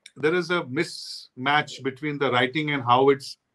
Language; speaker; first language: English; non-native, local second language; Hindi